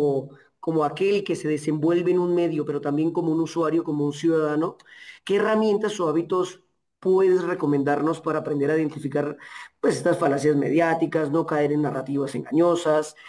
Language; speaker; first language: Spanish; native; Spanish